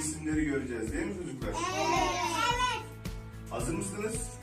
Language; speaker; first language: Turkish; native; Turkish